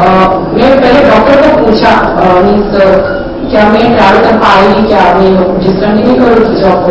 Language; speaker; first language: Hindi; non-native, local second language; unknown